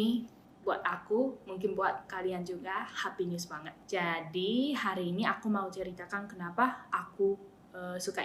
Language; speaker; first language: Indonesian; non-native, fluent; Japanese